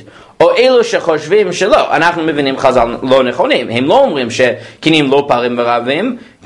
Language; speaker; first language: Hebrew; non-native, fluent; English